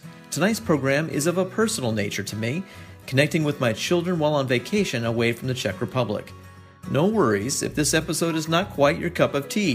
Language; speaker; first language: English; native; English